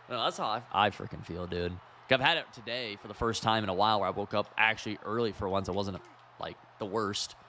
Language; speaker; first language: English; native; English